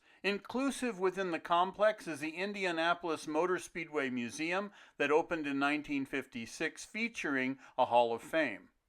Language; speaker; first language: English; native; English